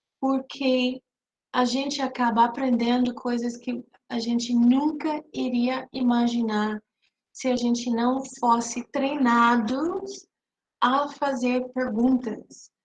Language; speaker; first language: Portuguese; non-native, fluent; English